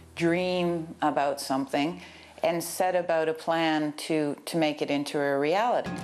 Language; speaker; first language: English; native; English